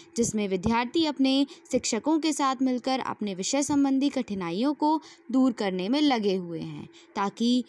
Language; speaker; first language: Hindi; native; Hindi